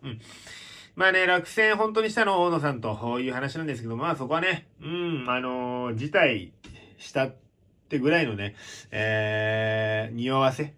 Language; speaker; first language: Japanese; native; Japanese